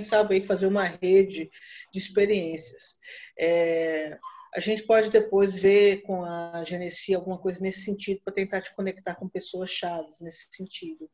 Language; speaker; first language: Portuguese; native; Portuguese